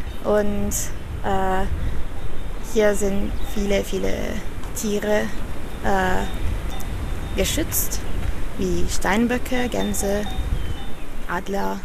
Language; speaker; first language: German; non-native, fluent; Italian